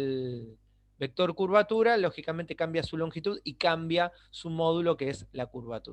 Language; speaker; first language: Spanish; native; Spanish